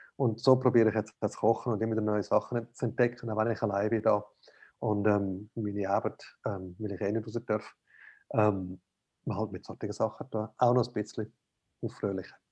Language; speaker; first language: German; native; German